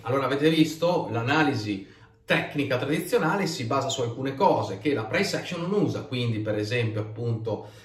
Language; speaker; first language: Italian; native; Italian